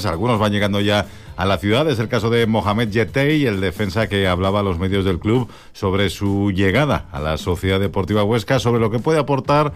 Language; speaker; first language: Spanish; native; Spanish